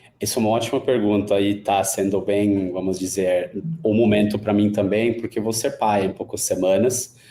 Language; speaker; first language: Portuguese; non-native, fluent; Hungarian